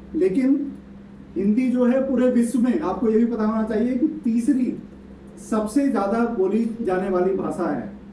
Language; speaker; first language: Hindi; native; Hindi